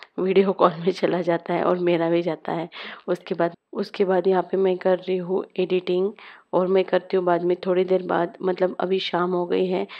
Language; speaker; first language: Hindi; native; Hindi